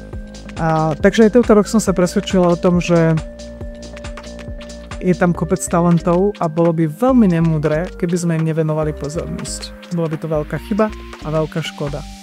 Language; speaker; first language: Slovak; native; Slovak